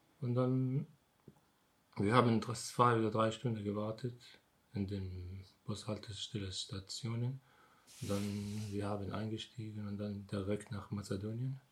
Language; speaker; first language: German; non-native, learner; Arabic